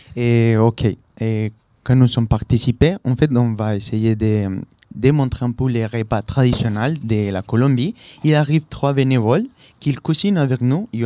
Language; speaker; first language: French; non-native, learner; Spanish